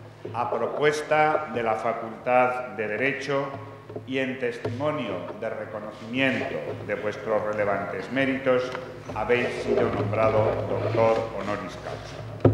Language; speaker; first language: Spanish; native; Spanish